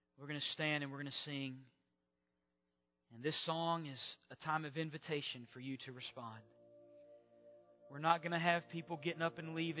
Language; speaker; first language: English; native; English